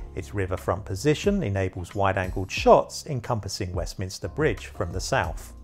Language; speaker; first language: English; native; English